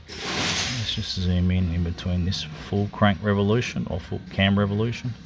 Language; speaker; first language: English; native; English